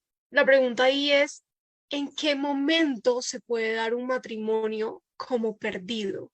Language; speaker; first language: Spanish; native; Spanish